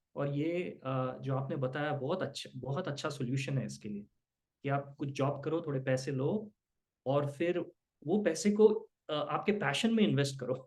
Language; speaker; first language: Hindi; non-native, local second language; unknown